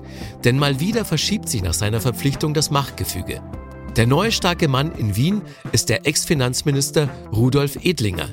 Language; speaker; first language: German; native; German